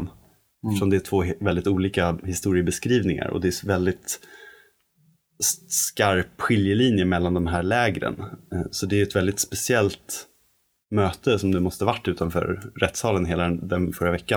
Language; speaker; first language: Swedish; native; Swedish